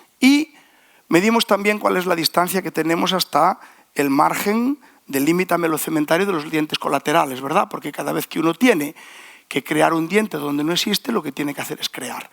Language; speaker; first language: Spanish; native; Spanish